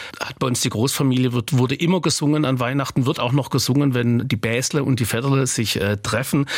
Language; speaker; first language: German; native; German